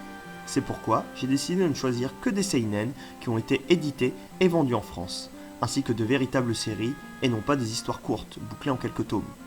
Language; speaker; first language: French; native; French